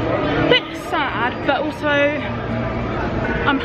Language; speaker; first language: English; native; English